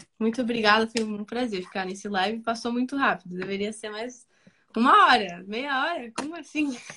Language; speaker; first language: Portuguese; early bilingual, other home language; Spanish